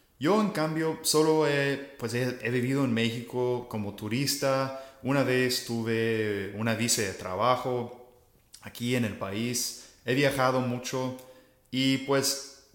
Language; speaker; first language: Spanish; non-native, fluent; English